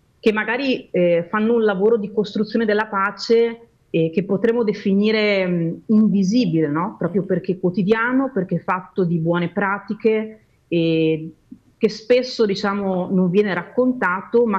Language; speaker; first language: Italian; native; Italian